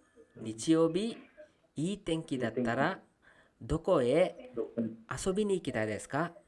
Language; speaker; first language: Japanese; non-native, fluent; Kannada